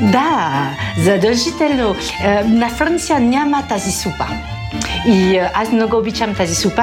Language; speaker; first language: Bulgarian; non-native, learner; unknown